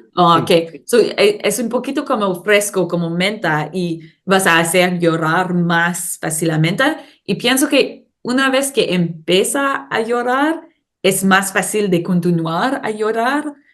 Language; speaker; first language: Spanish; non-native, learner; English